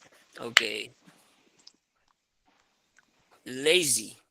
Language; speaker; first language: English; non-native, fluent; Spanish